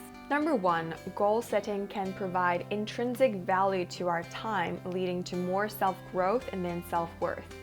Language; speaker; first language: English; early bilingual, other home language; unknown